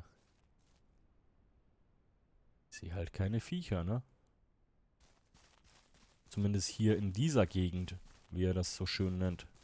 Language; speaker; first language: German; native; German